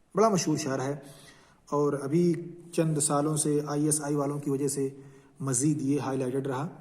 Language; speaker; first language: Urdu; native; Urdu